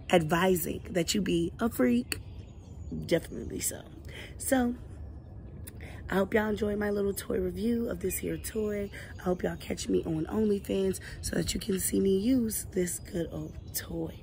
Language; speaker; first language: English; native; English